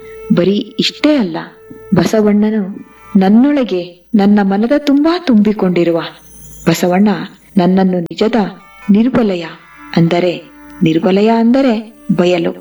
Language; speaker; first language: Kannada; native; Kannada